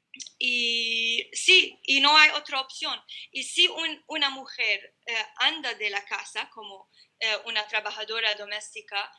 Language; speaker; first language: Spanish; non-native, learner; Arabic